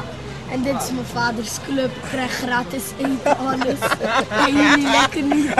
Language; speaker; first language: Dutch; early bilingual, other home language; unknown